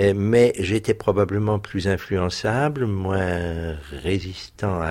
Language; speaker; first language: French; early bilingual, other home language; German